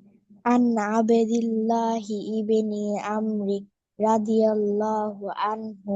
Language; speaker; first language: Arabic; non-native, learner; Bangla